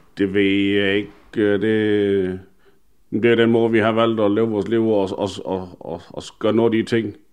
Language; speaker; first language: Danish; native; Danish